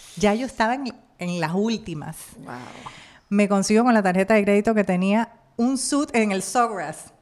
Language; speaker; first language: Spanish; native; Spanish